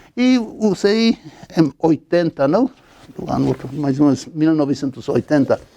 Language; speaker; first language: Portuguese; non-native, fluent; Czech